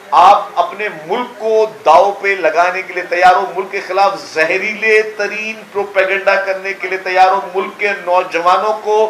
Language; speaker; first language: Urdu; non-native, local second language; Sindhi